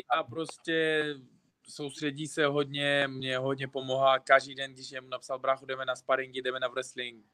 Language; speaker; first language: Czech; non-native, fluent; Uzbek